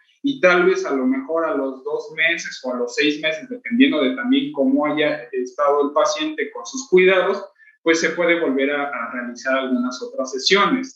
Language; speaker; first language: Spanish; native; Spanish